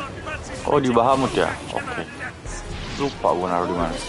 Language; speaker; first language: Indonesian; native; Indonesian